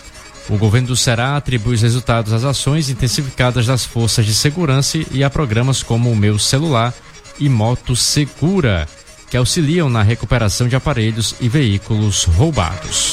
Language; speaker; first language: Portuguese; native; Portuguese